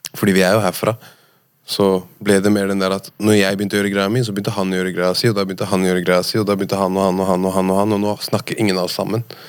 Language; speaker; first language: Norwegian; native; Norwegian